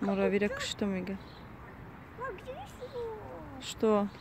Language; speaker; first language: Russian; non-native, learner; Tajik